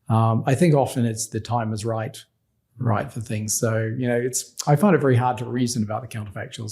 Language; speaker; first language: English; native; English